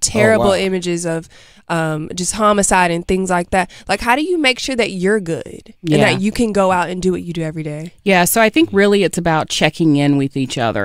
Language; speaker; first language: English; native; English